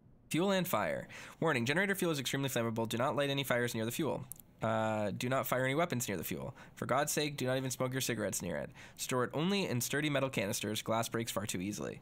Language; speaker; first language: English; native; English